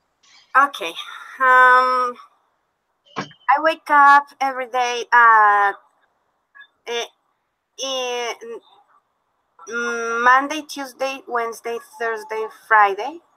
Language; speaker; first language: English; non-native, learner; Spanish